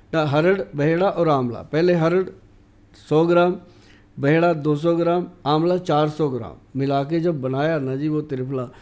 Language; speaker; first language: Hindi; native; Hindi